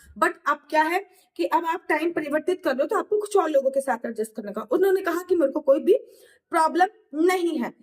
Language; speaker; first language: Hindi; native; Hindi